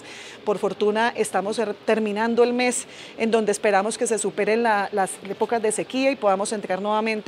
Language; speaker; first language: Spanish; native; Spanish